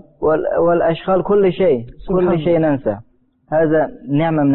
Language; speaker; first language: Arabic; non-native, learner; Turkish